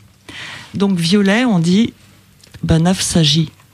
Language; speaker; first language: French; native; French